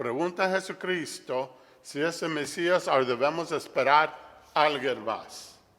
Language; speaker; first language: Spanish; non-native, fluent; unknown